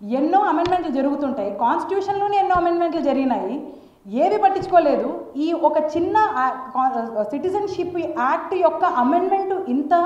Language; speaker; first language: Telugu; native; Telugu